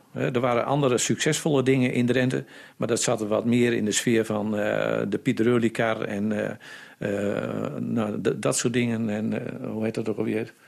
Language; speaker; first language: Dutch; native; Dutch